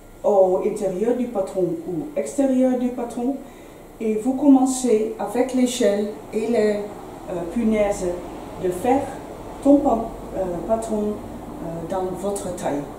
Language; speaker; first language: French; non-native, learner; Dutch